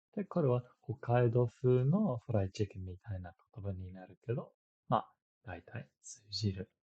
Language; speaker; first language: Japanese; non-native, fluent; English